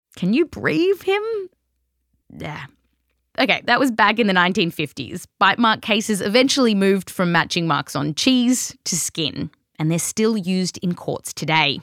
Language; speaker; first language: English; native; English